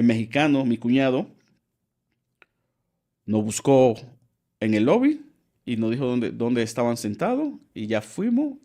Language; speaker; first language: Spanish; native; Spanish